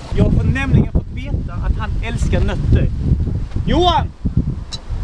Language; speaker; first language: Swedish; native; Swedish